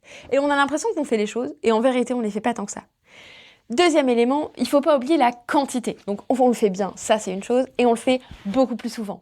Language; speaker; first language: French; native; French